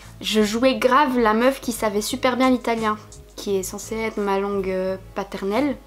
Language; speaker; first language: French; native; French